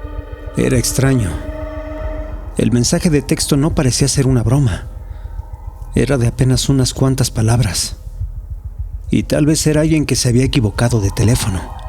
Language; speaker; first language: Spanish; native; Spanish